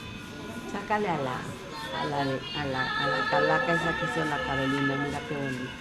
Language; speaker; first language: Spanish; native; Spanish